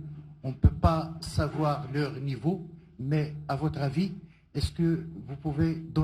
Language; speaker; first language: French; non-native, local second language; Arabic